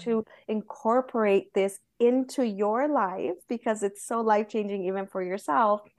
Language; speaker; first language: English; early bilingual, other home language; Spanish